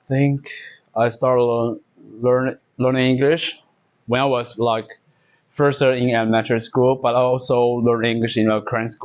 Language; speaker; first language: English; non-native, learner; Chinese